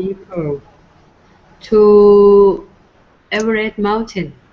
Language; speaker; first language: English; non-native, learner; Thai